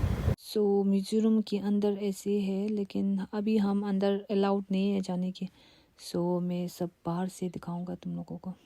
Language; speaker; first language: Hindi; non-native, local second language; Tibetan